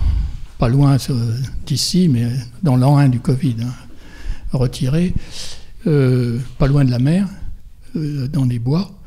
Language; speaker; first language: French; native; French